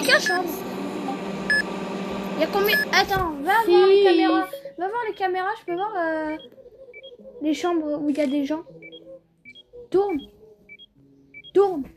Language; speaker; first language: French; native; French